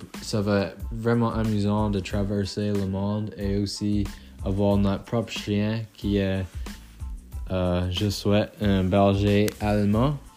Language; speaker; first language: French; non-native, local second language; English